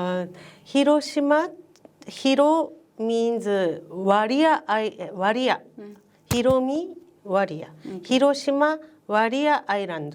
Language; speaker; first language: Malayalam; non-native, learner; Japanese